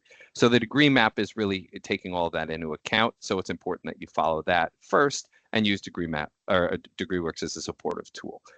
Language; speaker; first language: English; native; English